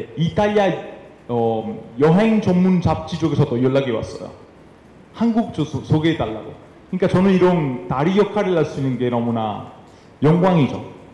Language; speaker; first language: Korean; non-native, fluent; Italian